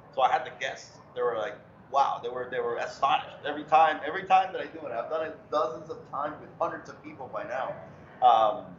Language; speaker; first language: English; early bilingual, other home language; Spanish